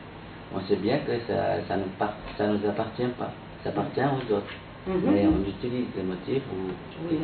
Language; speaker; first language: French; non-native, local second language; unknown